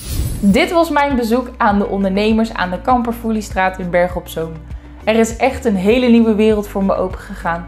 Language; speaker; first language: Dutch; native; Dutch